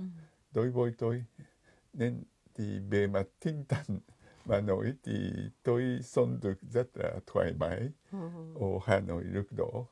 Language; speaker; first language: Vietnamese; non-native, fluent; Japanese